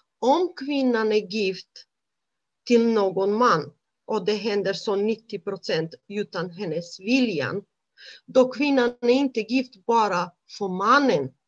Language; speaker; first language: Swedish; non-native, fluent; Romany